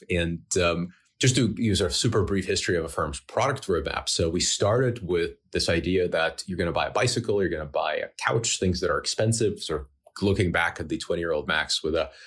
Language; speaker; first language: English; early bilingual, other home language; Ukrainian